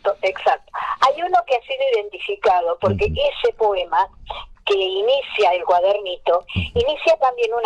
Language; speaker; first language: Spanish; native; Spanish